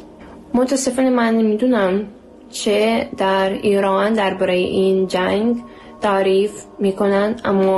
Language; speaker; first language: Persian; non-native, learner; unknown